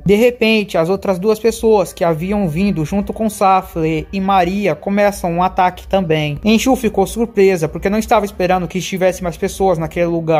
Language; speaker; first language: Portuguese; native; Portuguese